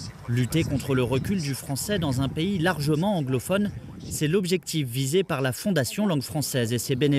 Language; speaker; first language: French; native; French